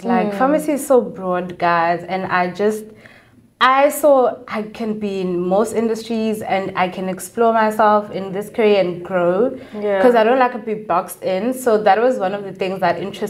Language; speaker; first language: English; non-native, local second language; Xhosa